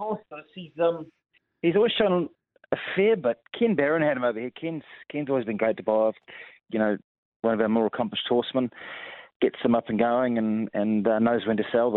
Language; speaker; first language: English; native; English